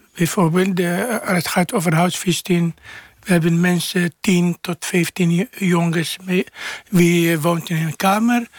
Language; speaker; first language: Dutch; non-native, fluent; Arabic